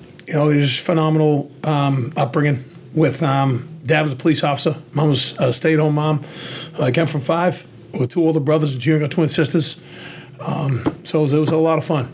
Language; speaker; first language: English; native; English